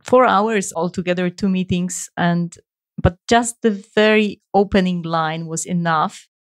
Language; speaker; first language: English; non-native, fluent; Polish